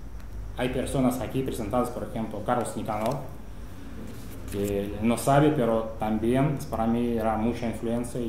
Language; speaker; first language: Spanish; non-native, fluent; Russian